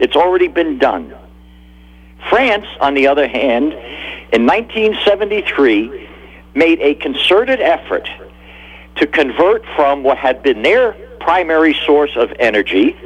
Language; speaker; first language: English; native; English